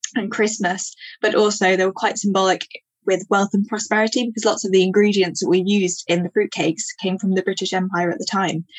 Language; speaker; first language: English; native; English